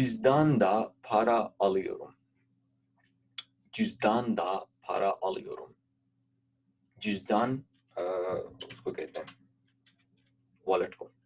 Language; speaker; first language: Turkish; non-native, fluent; Urdu